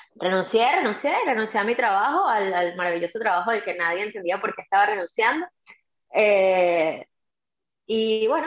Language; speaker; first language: Spanish; native; Spanish